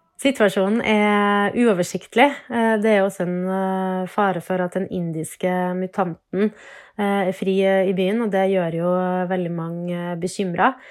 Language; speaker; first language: Norwegian; native; Norwegian